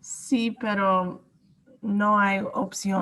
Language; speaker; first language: Spanish; non-native, learner; English